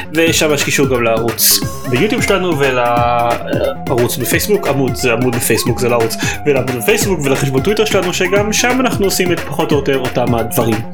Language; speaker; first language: Hebrew; early bilingual, other home language; Russian